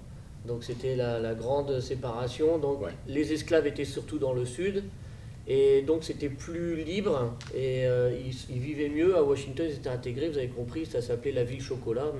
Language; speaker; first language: French; native; French